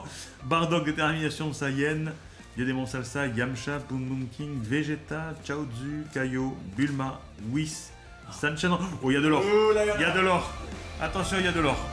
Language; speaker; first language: French; native; French